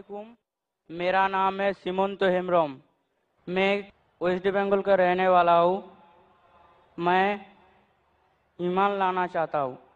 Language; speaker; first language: Hindi; non-native, local second language; Bangla